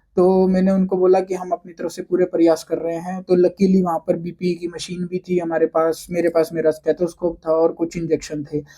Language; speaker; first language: Hindi; native; Hindi